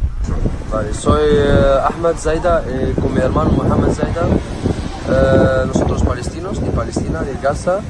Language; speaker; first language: Spanish; non-native, learner; Arabic